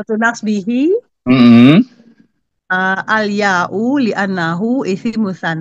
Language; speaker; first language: Arabic; non-native, learner; Indonesian